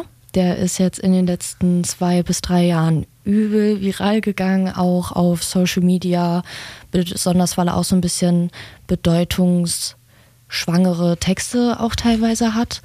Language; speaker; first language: German; native; German